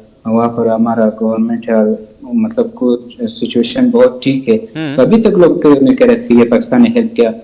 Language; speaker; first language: Urdu; non-native, fluent; Pashto